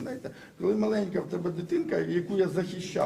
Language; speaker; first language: Ukrainian; native; Ukrainian